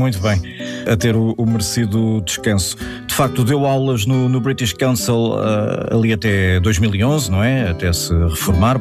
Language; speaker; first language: Portuguese; native; Portuguese